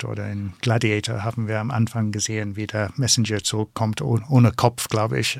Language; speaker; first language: German; non-native, fluent; English